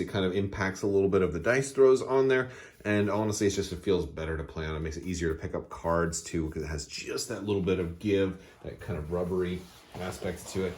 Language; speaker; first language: English; native; English